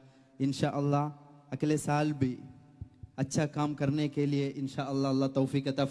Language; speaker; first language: Hindi; non-native, local second language; Malayalam